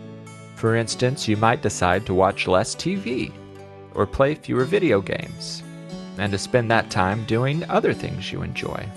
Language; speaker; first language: English; native; English